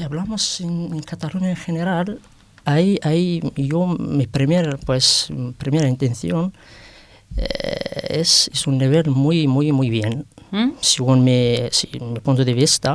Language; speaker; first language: Spanish; non-native, fluent; Arabic